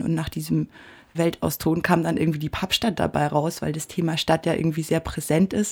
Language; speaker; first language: German; native; German